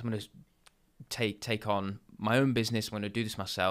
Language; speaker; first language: English; native; English